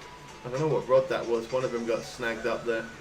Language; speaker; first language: English; native; English